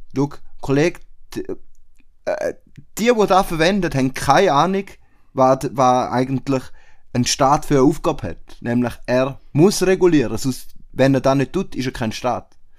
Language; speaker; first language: German; native; German